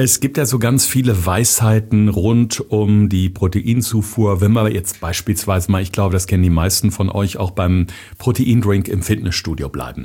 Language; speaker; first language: German; native; German